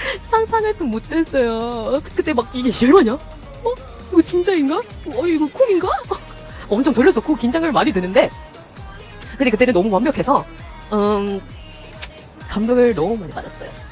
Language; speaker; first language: Korean; non-native, learner; English